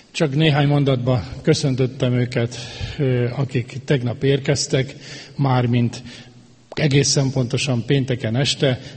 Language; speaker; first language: Hungarian; native; Hungarian